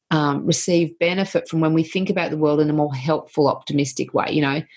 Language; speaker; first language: English; native; English